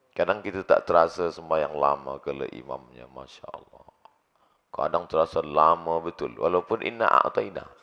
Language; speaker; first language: Malay; native; Malay